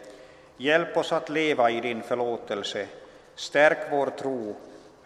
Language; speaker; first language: Swedish; non-native, local second language; Finnish